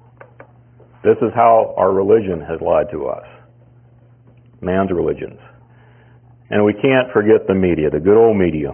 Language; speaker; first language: English; native; English